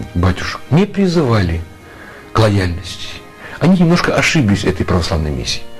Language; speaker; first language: Ukrainian; native; Ukrainian